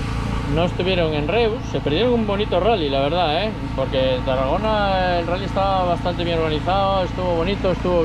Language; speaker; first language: Spanish; native; Spanish